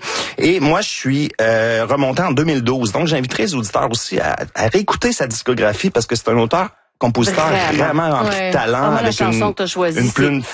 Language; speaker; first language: French; native; French